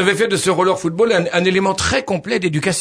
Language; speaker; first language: French; native; French